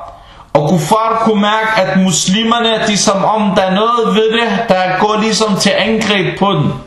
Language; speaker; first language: Danish; early bilingual, other home language; Arabic